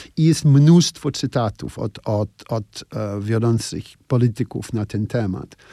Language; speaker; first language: Polish; non-native, fluent; English